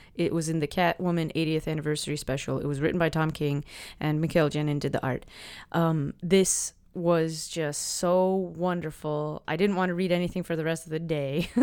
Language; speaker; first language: English; native; English